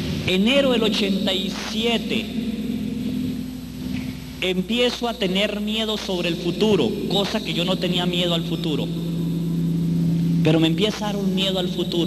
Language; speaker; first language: Spanish; native; Spanish